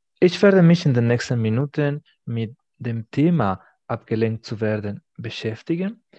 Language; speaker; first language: German; non-native, fluent; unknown